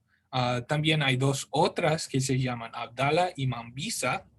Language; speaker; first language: Spanish; non-native, learner; English